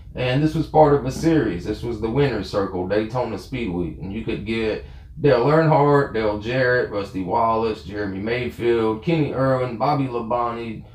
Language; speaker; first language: English; native; English